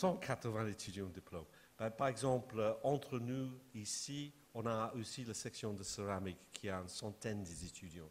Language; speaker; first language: French; non-native, fluent; English